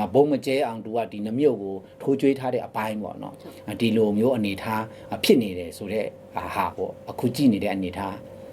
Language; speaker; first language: Burmese; non-native, local second language; Shan